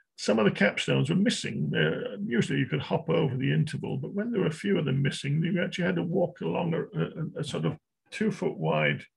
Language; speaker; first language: English; native; English